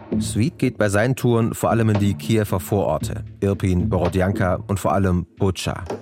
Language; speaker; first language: German; native; German